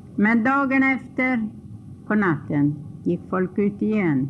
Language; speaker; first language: Swedish; non-native, fluent; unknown